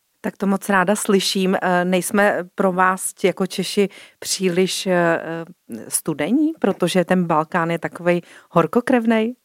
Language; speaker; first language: Czech; native; Czech